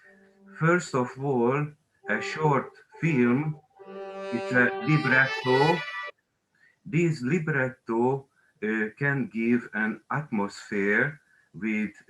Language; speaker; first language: English; non-native, learner; Hungarian